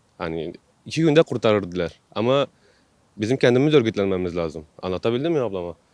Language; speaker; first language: Turkish; non-native, local second language; Kurdish